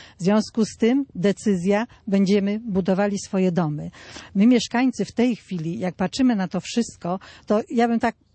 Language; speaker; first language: Polish; native; Polish